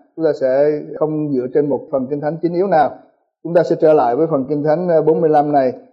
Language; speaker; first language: Vietnamese; early bilingual, heritage; Vietnamese